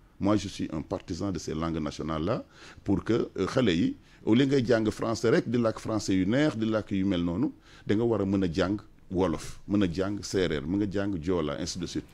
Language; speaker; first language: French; non-native, local second language; Wolof